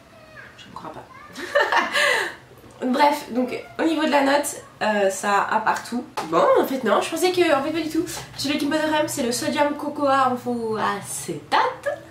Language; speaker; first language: French; native; French